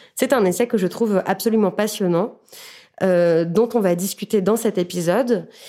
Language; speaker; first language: French; native; French